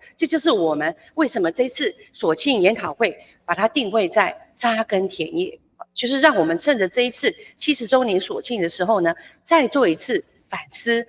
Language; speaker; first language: Chinese; native; Chinese